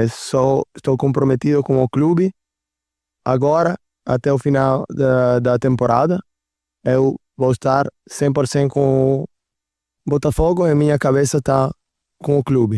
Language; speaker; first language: Portuguese; non-native, learner; Italian